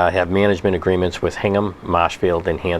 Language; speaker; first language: English; native; English